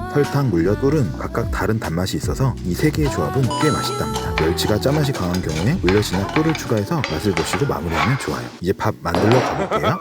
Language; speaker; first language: Korean; native; Korean